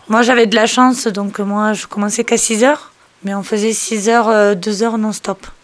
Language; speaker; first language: French; early bilingual, other home language; Portuguese